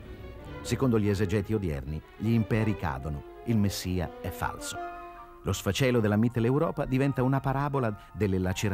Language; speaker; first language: Italian; native; Italian